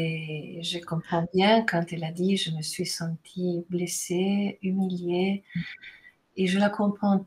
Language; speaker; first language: French; non-native, fluent; Italian